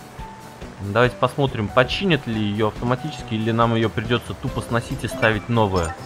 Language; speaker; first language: Russian; native; Russian